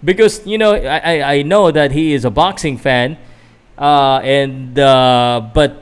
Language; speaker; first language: English; non-native, local second language; Filipino